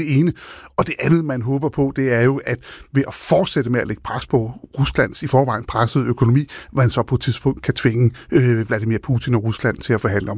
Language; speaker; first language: Danish; native; Danish